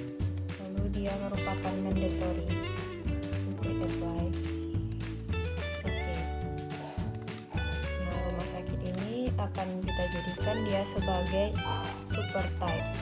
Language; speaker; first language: Indonesian; native; Indonesian